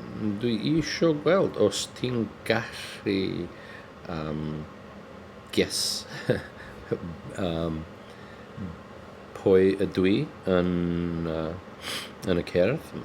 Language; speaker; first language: Welsh; non-native, learner; English